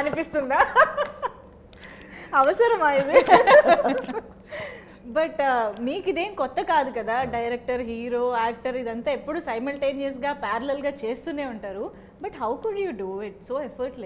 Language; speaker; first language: Telugu; native; Telugu